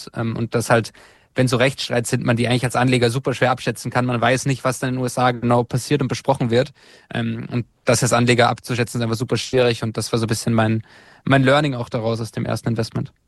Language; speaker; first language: German; native; German